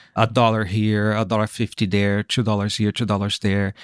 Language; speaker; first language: English; non-native, fluent; Portuguese